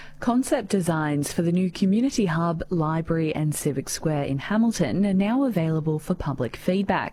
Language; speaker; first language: English; native; English